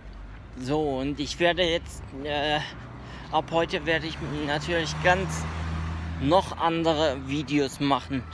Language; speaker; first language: German; early bilingual, other home language; Turkish